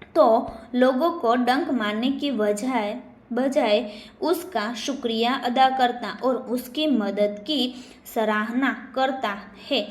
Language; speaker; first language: Hindi; non-native, local second language; Gujarati